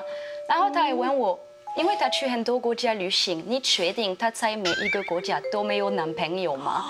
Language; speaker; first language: Chinese; non-native, fluent; French